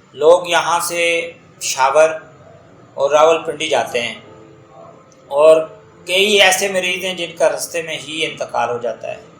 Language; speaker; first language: Urdu; non-native, local second language; Northern Hindko